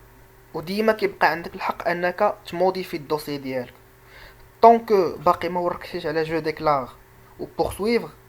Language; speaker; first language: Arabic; native; Arabic